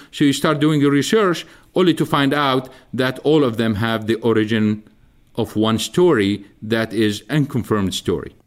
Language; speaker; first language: English; non-native, fluent; Arabic